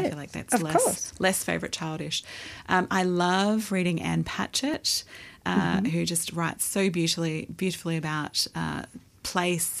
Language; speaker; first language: English; native; English